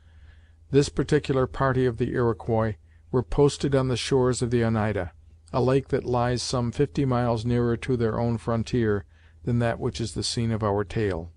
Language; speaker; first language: English; native; English